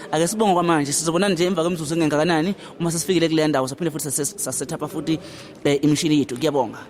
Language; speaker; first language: Zulu; native; Zulu